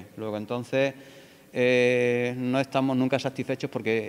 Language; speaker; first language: Spanish; native; Spanish